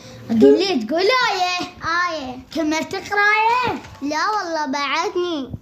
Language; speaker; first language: Arabic; native; Arabic